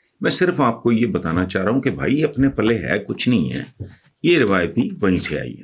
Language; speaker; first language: Urdu; non-native, local second language; Punjabi